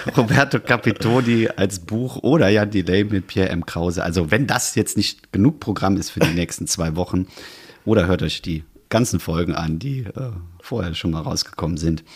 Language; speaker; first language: German; native; German